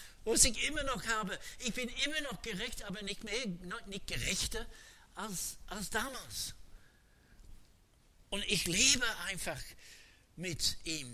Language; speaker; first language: German; non-native, fluent; English